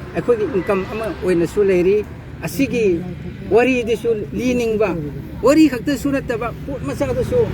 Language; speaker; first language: Manipuri; non-native, local second language; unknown